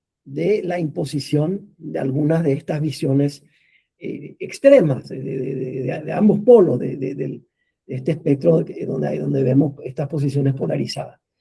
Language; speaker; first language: Spanish; native; Spanish